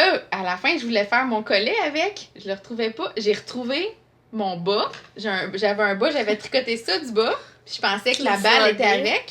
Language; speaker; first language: French; native; French